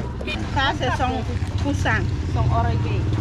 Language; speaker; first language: French; non-native, learner; Khmer